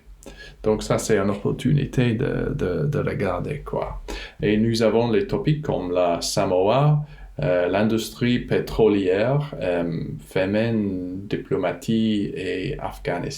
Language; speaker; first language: French; non-native, fluent; English